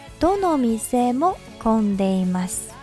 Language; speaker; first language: Japanese; non-native, fluent; Chinese